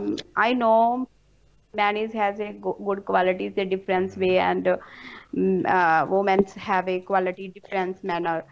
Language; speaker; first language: English; non-native, learner; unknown